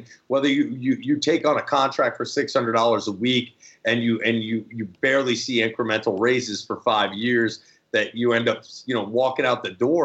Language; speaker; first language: English; native; English